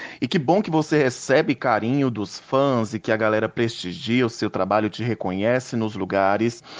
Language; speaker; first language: Portuguese; native; Portuguese